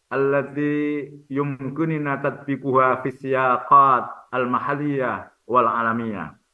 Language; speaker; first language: Arabic; non-native, fluent; Indonesian